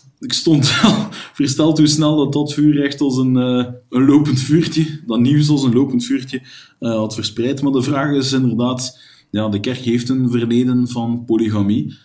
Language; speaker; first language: Dutch; native; Dutch